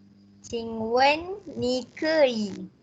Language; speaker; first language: Chinese; non-native, learner; Malay